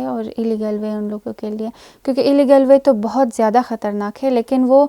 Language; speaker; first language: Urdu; non-native, fluent; Persian